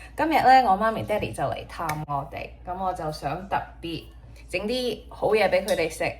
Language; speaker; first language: Cantonese; early bilingual, heritage; Cantonese